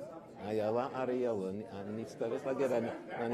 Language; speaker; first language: Hebrew; non-native, fluent; English